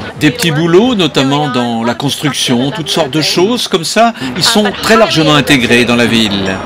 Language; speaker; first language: French; non-native, fluent; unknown